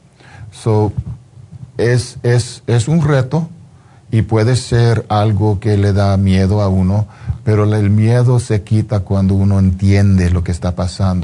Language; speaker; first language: Spanish; non-native, fluent; English